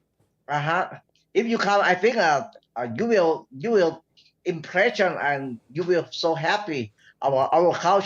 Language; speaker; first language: English; non-native, learner; Thai